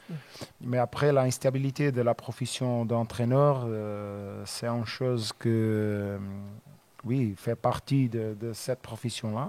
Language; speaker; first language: French; non-native, learner; Portuguese